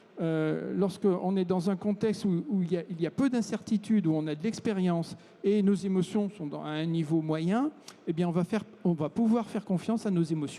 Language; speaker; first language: French; native; French